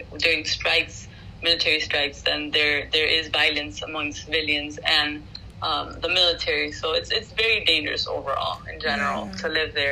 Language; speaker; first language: English; non-native, fluent; Spanish